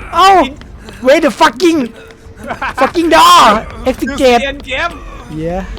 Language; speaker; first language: English; non-native, learner; Arabic